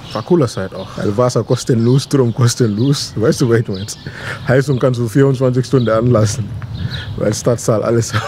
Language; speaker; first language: German; non-native, learner; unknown